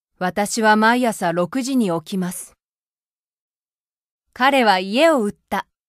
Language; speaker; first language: Japanese; native; Japanese